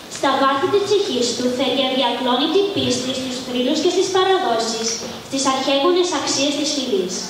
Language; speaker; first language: Greek; early bilingual, heritage; Greek